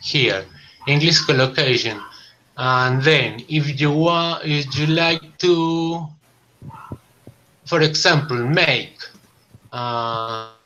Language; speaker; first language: English; non-native, learner; Spanish